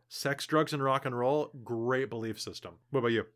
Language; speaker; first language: English; native; English